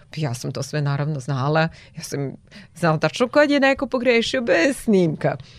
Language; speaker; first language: Serbian; non-native, local second language; Hungarian